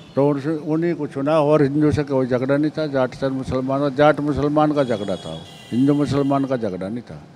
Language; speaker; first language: Hindi; native; Hindi